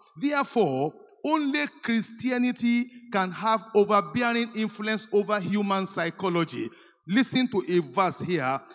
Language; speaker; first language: English; non-native, local second language; Yoruba